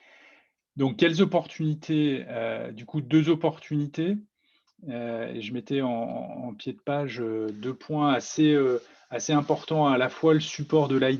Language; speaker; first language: French; native; French